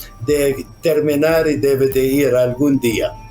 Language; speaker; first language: Spanish; non-native, fluent; Arabic